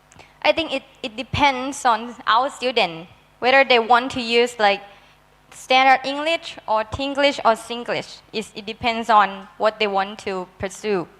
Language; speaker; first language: English; non-native, learner; Thai